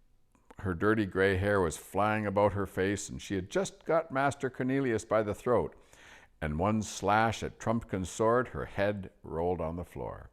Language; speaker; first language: English; native; English